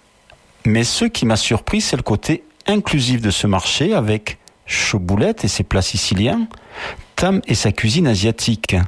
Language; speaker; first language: French; native; French